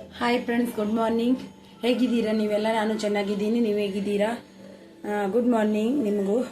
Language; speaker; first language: Kannada; non-native, local second language; Tulu